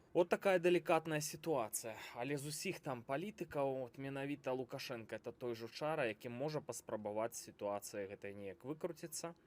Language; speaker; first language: Belarusian; native; Belarusian